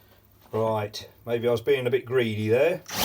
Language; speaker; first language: English; native; English